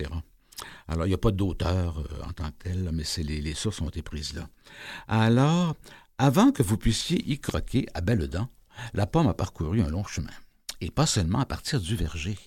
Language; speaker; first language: French; native; French